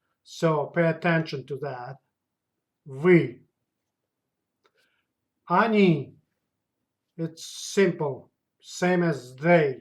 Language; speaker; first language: English; non-native, fluent; Russian